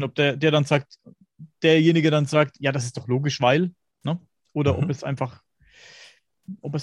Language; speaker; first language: German; native; German